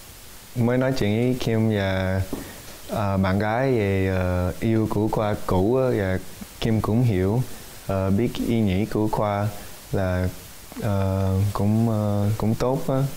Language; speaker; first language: Vietnamese; early bilingual, heritage; English